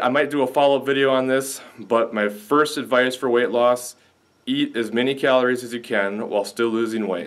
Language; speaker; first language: English; native; English